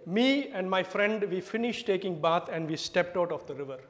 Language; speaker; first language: English; non-native, local second language; Tamil